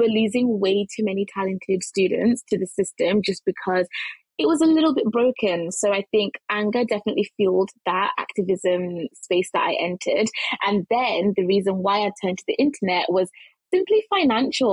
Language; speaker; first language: English; early bilingual, other home language; Shona